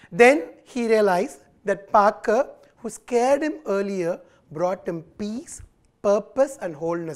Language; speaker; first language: English; non-native, local second language; Tamil